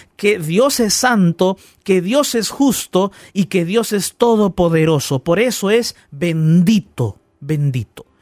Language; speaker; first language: Spanish; native; Spanish